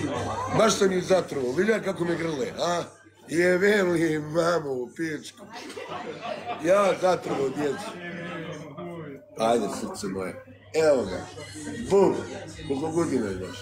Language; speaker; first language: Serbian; early bilingual, heritage; Bosnian